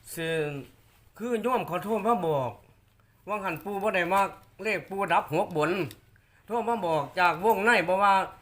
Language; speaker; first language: Thai; native; Thai